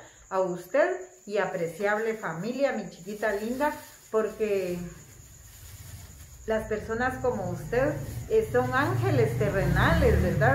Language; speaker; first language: Spanish; native; Spanish